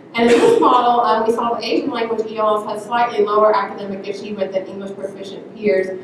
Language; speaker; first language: English; native; English